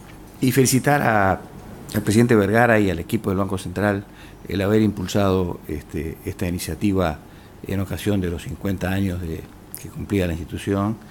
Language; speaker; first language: Spanish; native; Spanish